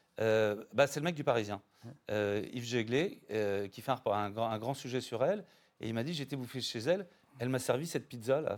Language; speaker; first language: French; native; French